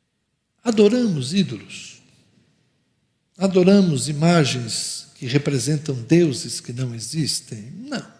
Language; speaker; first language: Portuguese; native; Portuguese